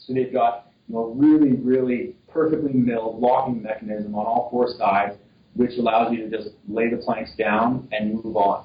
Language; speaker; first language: English; native; English